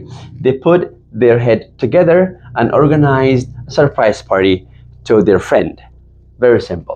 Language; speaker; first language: English; non-native, fluent; Persian